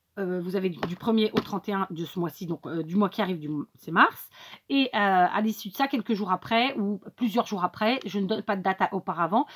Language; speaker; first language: French; native; French